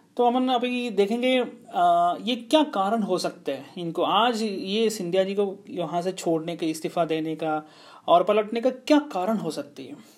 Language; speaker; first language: Hindi; non-native, local second language; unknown